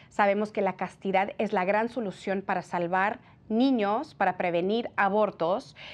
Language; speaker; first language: Spanish; early bilingual, heritage; Spanish